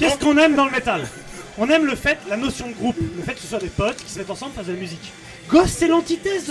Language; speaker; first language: French; native; French